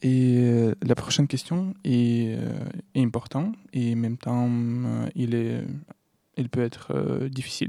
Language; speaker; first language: French; non-native, learner; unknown